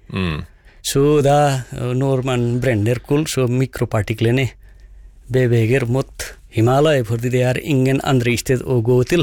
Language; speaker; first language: Norwegian; non-native, fluent; Nepali